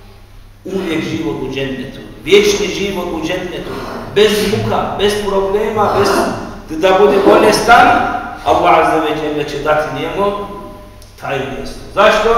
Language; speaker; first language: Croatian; non-native, fluent; Turkish